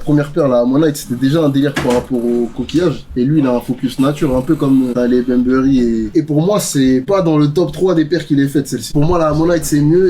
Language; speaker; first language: French; native; French